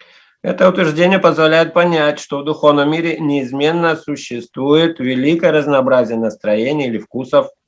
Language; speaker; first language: Russian; native; Russian